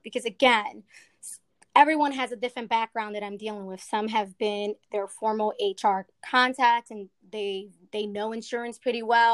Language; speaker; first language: English; native; English